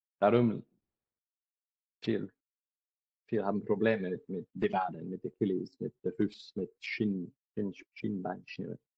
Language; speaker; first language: German; non-native, learner; English